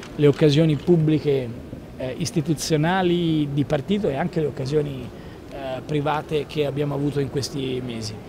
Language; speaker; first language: Italian; native; Italian